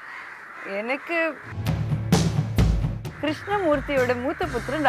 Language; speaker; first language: Malayalam; non-native, learner; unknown